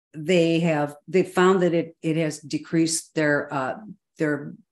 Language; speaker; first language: English; native; English